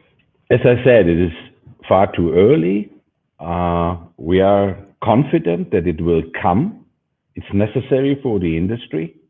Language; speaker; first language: English; non-native, fluent; German